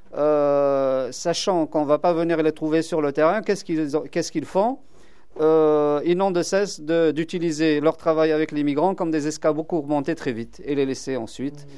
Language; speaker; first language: French; non-native, local second language; Kabyle